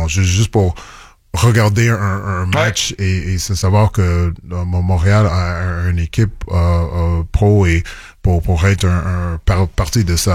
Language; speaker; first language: French; non-native, local second language; English